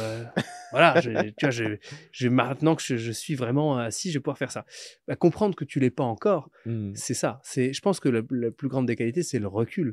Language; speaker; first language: French; native; French